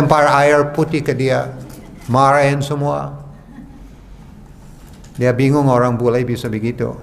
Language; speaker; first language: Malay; non-native, fluent; English